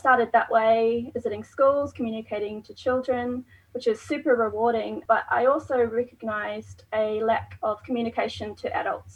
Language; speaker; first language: English; native; English